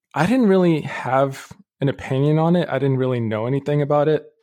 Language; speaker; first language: English; early bilingual, other home language; Arabic